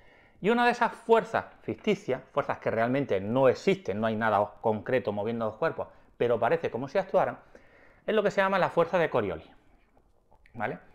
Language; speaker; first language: Spanish; native; Spanish